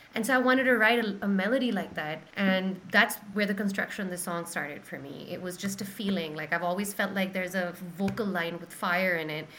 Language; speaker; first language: English; non-native, local second language; Urdu